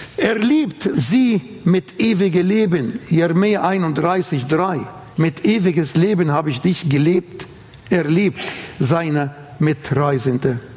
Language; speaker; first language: German; non-native, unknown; Arabic